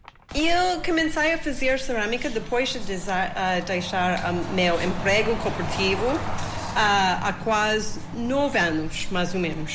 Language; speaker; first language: Portuguese; non-native, learner; English